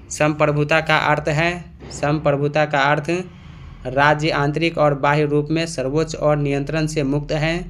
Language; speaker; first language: Hindi; native; Hindi